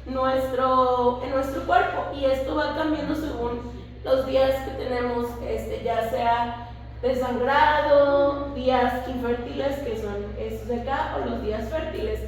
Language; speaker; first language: Spanish; native; Spanish